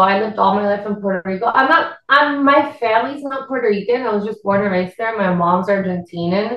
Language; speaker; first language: English; non-native, fluent; Spanish